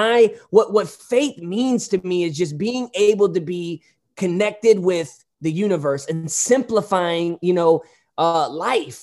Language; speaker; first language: English; native; English